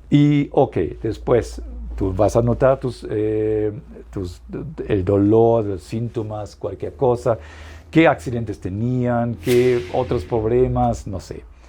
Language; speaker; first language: Spanish; non-native, fluent; German